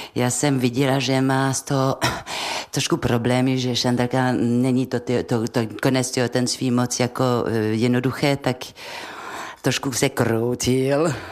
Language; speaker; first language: Czech; non-native, fluent; French